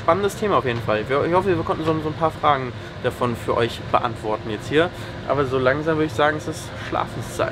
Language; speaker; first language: German; native; German